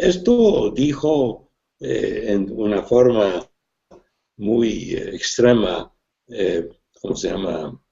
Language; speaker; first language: Spanish; non-native, fluent; English